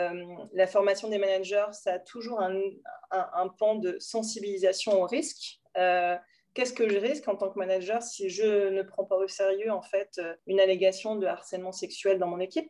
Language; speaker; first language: French; native; French